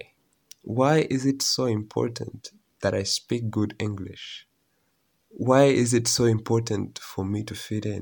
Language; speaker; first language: English; non-native, local second language; Kinyarwanda